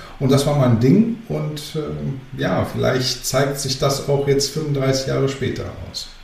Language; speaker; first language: German; early bilingual, other home language; Greek